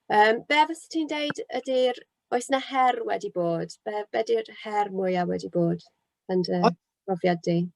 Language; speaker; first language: Welsh; non-native, local second language; English